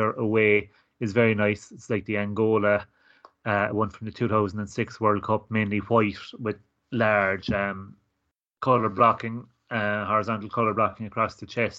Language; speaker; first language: English; native; English